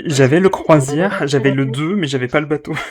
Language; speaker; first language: French; native; French